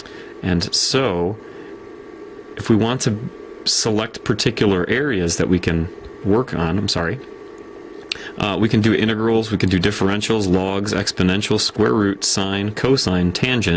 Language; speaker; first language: English; native; English